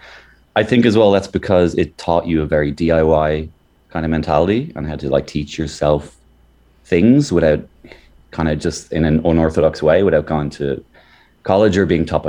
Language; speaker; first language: English; native; English